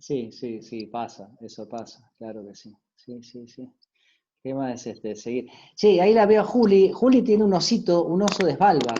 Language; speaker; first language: Spanish; native; Spanish